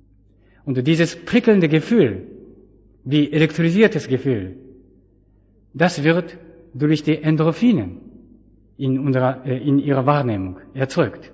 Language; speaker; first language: German; non-native, fluent; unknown